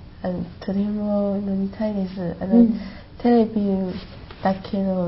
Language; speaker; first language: Japanese; non-native, learner; Chinese